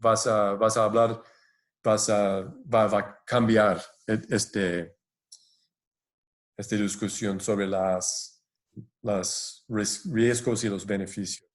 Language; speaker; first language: Spanish; non-native, fluent; English